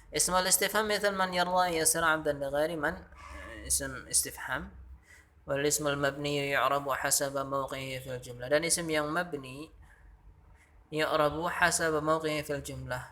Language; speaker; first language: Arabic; non-native, fluent; Indonesian